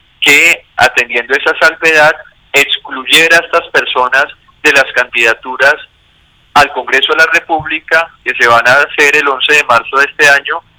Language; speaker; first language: Spanish; native; Spanish